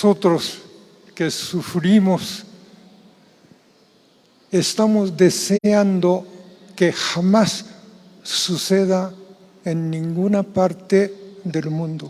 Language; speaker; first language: Spanish; non-native, fluent; Japanese